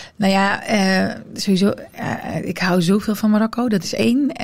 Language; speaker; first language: Dutch; early bilingual, other home language; Arabic